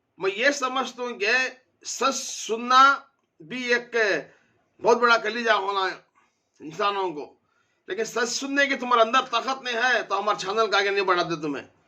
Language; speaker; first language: Hindi; native; Hindi